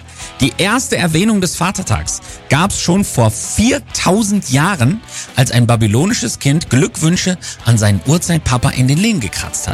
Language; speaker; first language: German; native; German